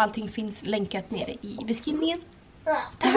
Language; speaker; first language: Swedish; native; Swedish